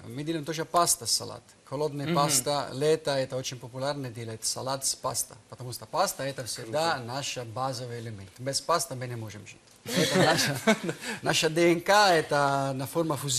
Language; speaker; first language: Russian; non-native, learner; Italian